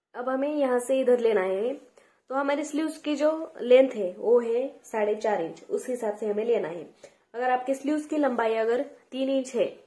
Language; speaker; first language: Hindi; non-native, local second language; Marathi